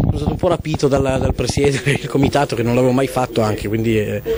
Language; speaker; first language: Italian; native; Italian